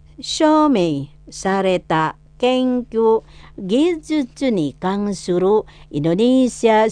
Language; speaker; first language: Japanese; non-native, learner; Indonesian